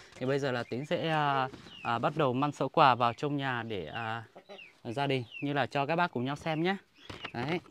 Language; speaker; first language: Vietnamese; non-native, local second language; Hmong